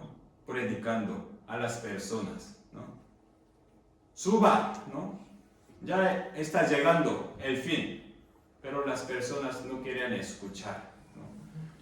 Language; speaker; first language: Spanish; non-native, fluent; Korean